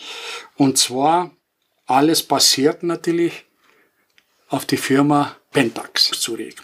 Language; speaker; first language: German; non-native, fluent; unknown